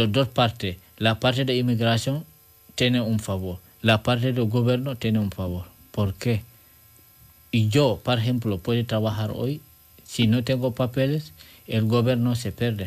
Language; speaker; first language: Spanish; non-native, learner; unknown